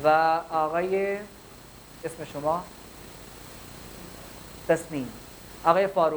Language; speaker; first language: Persian; non-native, fluent; Urdu